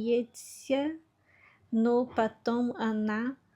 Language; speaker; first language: Russian; non-native, learner; Portuguese